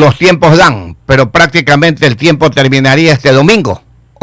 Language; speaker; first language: Spanish; native; Spanish